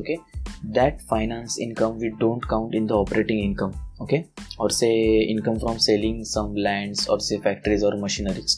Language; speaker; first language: English; non-native, local second language; Marathi